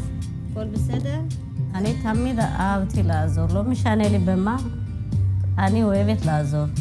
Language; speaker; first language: Hebrew; non-native, fluent; Amharic